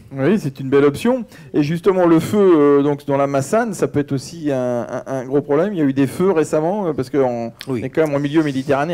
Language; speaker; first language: French; native; French